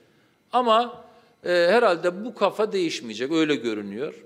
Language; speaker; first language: Turkish; native; Turkish